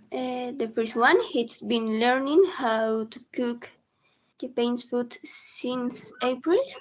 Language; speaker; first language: English; non-native, learner; Spanish